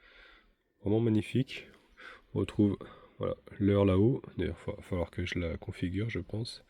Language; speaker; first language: French; native; French